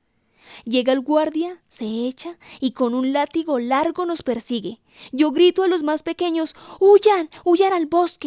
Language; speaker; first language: Spanish; native; Spanish